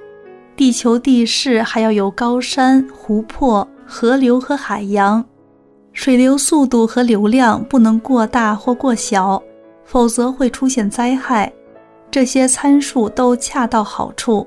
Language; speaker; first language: Chinese; native; Chinese